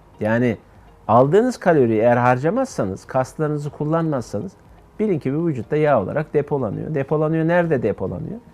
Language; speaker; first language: Turkish; native; Turkish